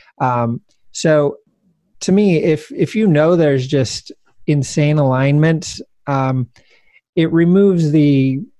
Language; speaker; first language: English; native; English